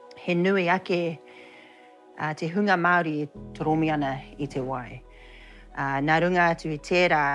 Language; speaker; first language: Māori; non-native, local second language; English